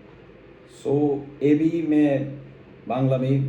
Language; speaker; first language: Hindi; non-native, fluent; Bangla